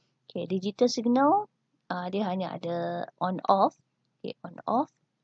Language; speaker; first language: English; non-native, local second language; Malay